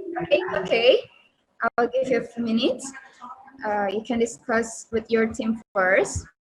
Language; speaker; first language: English; non-native, learner; Indonesian